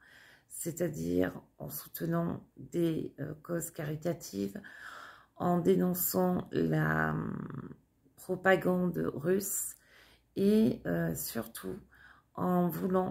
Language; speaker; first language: French; native; French